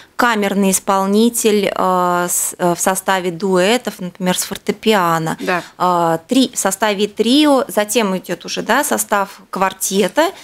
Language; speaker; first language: Russian; native; Russian